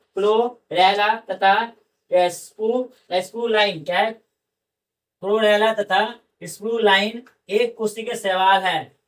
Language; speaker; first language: Hindi; native; Hindi